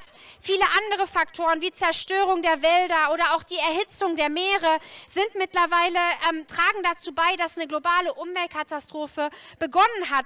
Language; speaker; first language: German; native; German